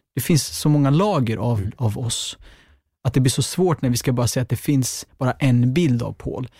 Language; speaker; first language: Swedish; native; Swedish